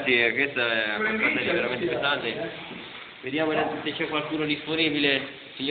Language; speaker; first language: Italian; native; Italian